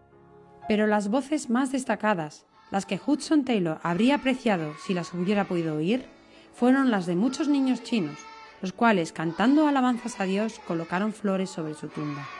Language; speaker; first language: Spanish; native; Spanish